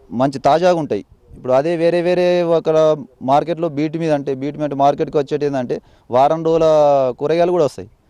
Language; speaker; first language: Telugu; native; Telugu